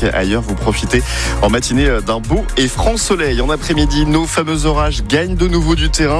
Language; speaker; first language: French; native; French